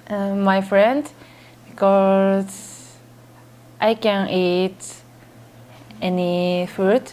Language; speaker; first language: English; non-native, learner; Japanese